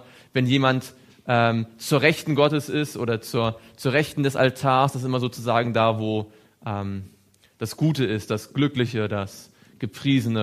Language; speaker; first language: German; native; German